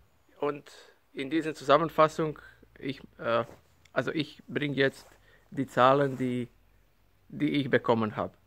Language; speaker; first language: German; non-native, learner; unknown